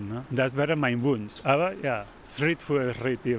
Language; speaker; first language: German; non-native, learner; Spanish